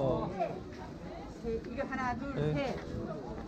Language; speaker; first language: Korean; non-native, learner; Filipino